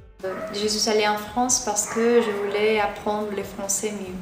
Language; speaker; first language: French; non-native, learner; Spanish